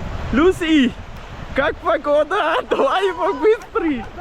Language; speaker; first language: Russian; non-native, learner; Urdu